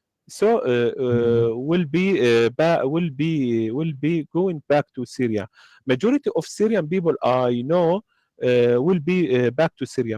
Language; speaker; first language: English; non-native, learner; Arabic